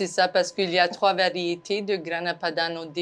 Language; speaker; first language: French; non-native, fluent; English